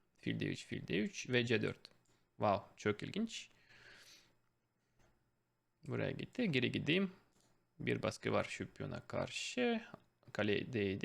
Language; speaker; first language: Turkish; non-native, fluent; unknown